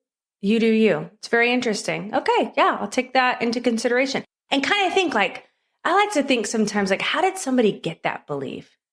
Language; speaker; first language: English; native; English